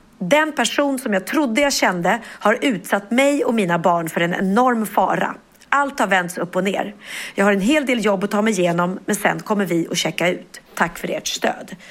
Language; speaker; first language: Swedish; native; Swedish